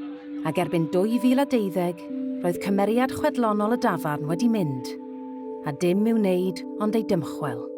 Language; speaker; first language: Welsh; native; Welsh